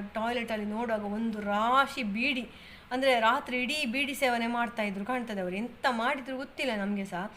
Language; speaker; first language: Kannada; native; Kannada